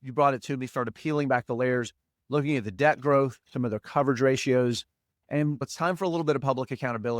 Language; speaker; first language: English; native; English